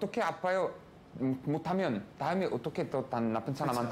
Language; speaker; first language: Korean; non-native, learner; French